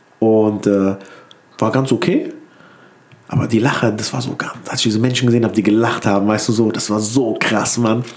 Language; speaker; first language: German; early bilingual, other home language; Turkish